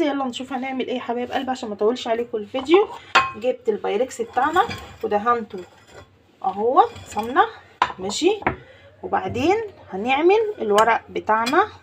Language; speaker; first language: Arabic; native; Arabic